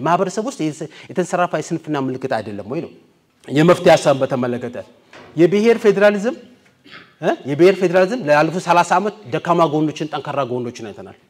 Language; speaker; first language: Amharic; non-native, local second language; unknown